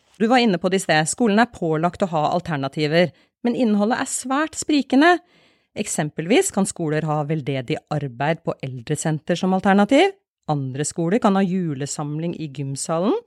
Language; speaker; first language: Norwegian; native; Norwegian